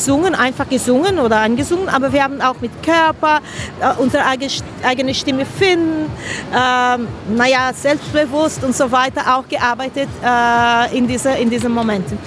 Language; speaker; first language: German; non-native, fluent; Spanish